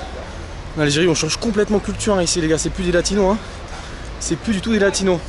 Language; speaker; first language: French; native; French